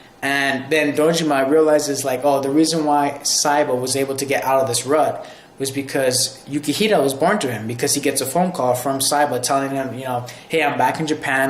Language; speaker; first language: English; native; English